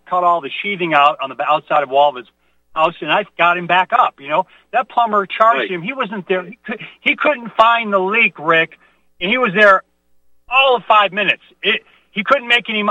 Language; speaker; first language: English; native; English